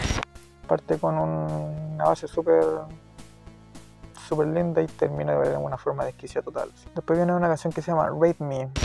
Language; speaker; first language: Spanish; native; Spanish